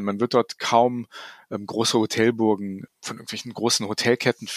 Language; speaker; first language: German; native; German